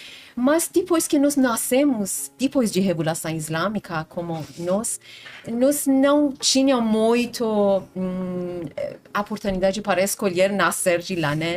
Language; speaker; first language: Portuguese; non-native, learner; Persian